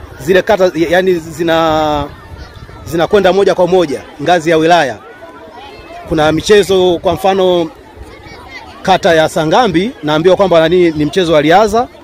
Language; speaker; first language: Swahili; native; Swahili